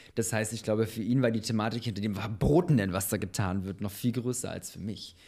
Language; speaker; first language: German; early bilingual, other home language; Bosnian